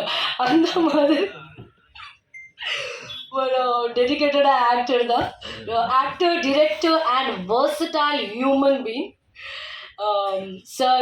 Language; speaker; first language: Tamil; non-native, fluent; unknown